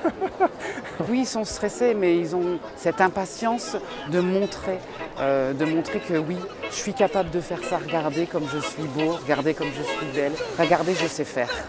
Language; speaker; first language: French; native; French